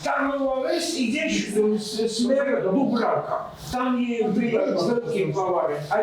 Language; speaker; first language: Slovak; non-native, learner; Russian